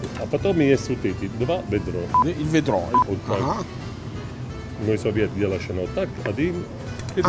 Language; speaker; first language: Russian; non-native, learner; Italian